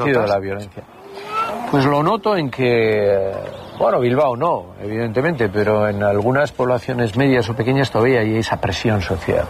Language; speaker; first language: Spanish; native; Spanish